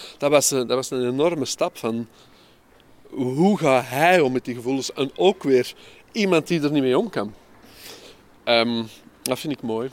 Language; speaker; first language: Dutch; native; Dutch